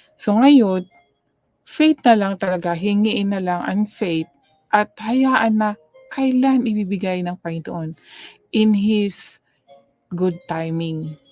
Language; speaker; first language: Filipino; non-native, local second language; Cebuano